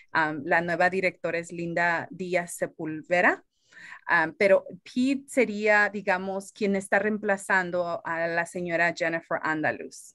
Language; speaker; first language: Spanish; early bilingual, heritage; Spanish